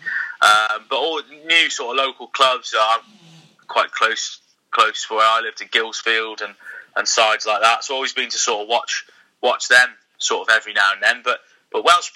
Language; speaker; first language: English; native; English